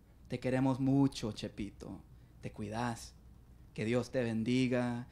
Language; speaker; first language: Spanish; early bilingual, heritage; Spanish